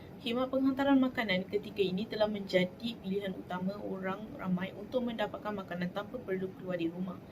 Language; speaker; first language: Malay; native; Malay